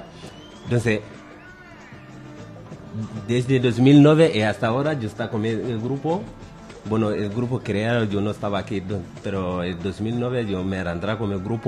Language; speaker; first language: Spanish; non-native, learner; Bambara